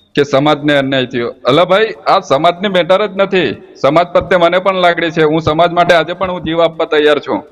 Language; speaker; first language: Gujarati; non-native, local second language; Vasavi